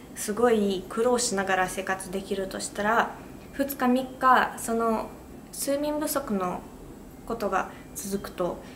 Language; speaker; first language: Japanese; non-native, fluent; Russian